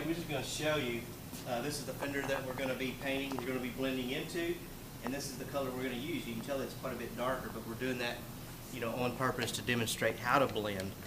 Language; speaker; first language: English; native; English